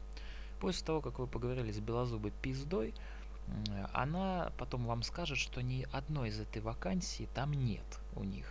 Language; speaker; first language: Russian; native; Russian